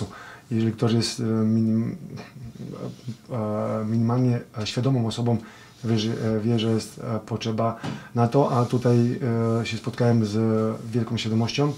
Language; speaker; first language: Polish; non-native, fluent; Serbian